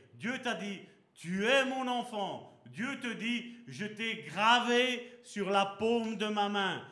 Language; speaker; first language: French; native; French